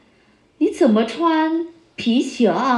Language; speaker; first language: Chinese; non-native, fluent; Vietnamese